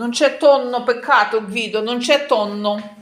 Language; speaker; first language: Italian; non-native, learner; Ukrainian